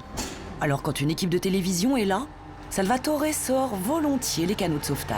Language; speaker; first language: French; native; French